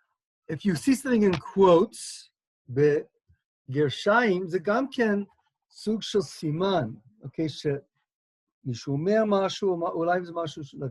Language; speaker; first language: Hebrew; non-native, fluent; English